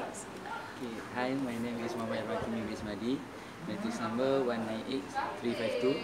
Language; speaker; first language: English; non-native, local second language; Malay